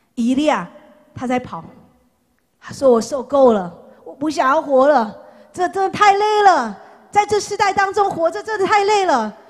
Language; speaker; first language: Chinese; non-native, fluent; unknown